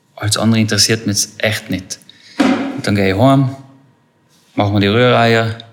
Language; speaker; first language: German; native; German